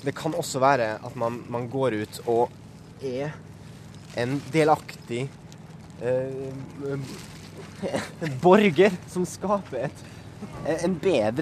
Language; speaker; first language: Norwegian; native; Norwegian